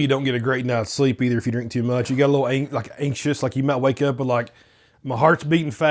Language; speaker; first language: English; native; English